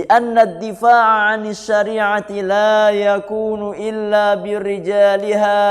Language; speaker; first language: Arabic; non-native, fluent; Indonesian